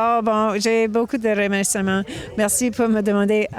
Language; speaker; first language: French; non-native, local second language; English